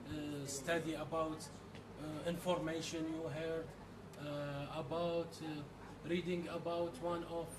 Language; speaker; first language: English; non-native, learner; Arabic